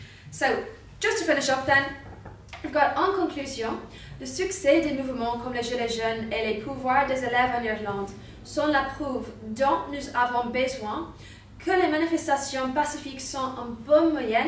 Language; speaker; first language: French; non-native, fluent; English